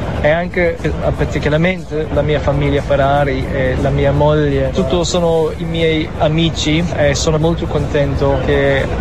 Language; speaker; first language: Italian; non-native, learner; German